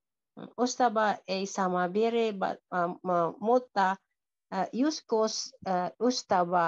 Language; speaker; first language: Finnish; non-native, learner; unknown